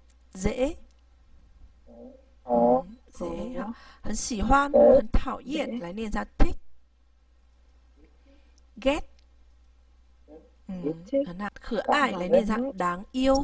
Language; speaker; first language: Vietnamese; native; Vietnamese